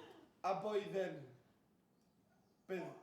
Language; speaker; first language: Welsh; non-native, learner; English